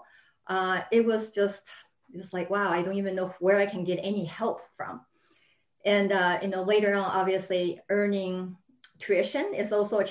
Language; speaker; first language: English; non-native, fluent; Chinese